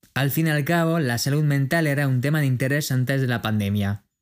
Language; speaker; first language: Spanish; non-native, fluent; French